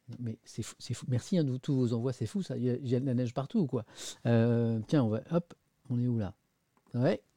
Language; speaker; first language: French; native; French